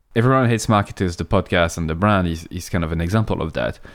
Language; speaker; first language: English; non-native, fluent; French